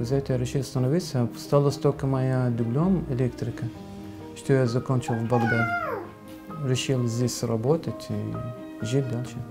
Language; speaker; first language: Russian; non-native, learner; Arabic